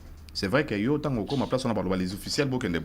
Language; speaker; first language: French; non-native, local second language; Lingala